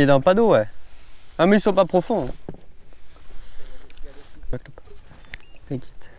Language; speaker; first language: French; native; French